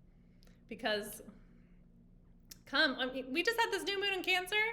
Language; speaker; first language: English; native; English